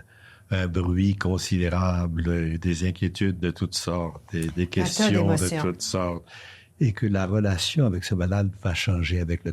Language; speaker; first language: French; native; French